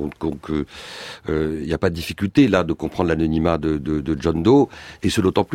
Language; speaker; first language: French; native; French